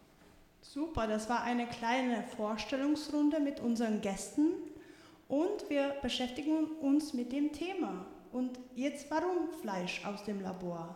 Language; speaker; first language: German; non-native, fluent; Czech